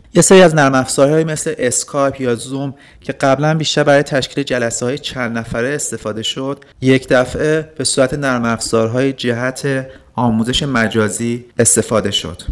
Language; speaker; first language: Persian; native; Persian